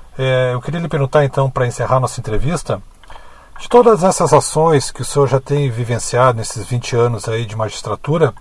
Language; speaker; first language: Portuguese; native; Portuguese